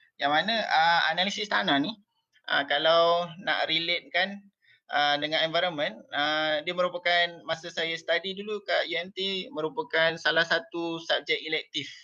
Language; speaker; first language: Malay; native; Malay